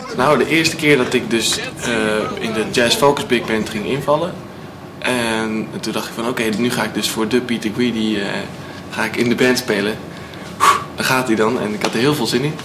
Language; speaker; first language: Dutch; native; Dutch